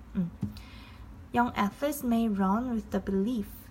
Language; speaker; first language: English; non-native, fluent; Korean